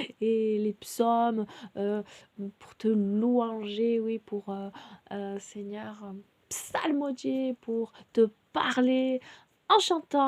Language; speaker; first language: French; native; French